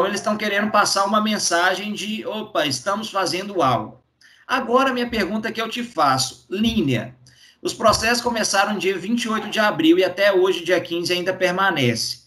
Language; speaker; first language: Portuguese; native; Portuguese